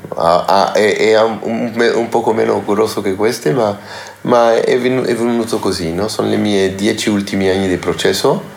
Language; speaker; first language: Italian; non-native, learner; Spanish